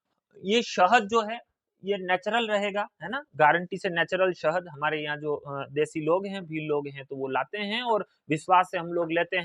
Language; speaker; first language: Hindi; native; Hindi